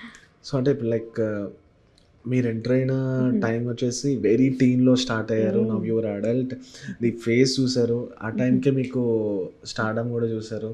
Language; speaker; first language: Telugu; native; Telugu